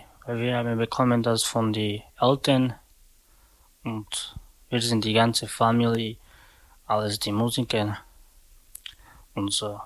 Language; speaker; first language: German; non-native, learner; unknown